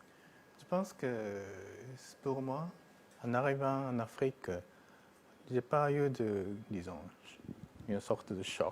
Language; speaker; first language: French; non-native, fluent; Japanese